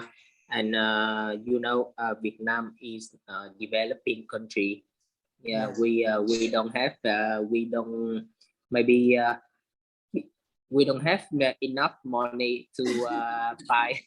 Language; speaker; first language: English; non-native, learner; Vietnamese